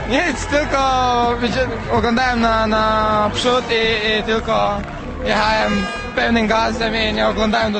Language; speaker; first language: Polish; non-native, fluent; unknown